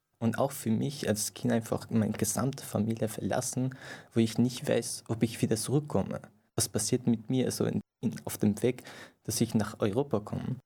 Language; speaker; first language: German; non-native, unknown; Persian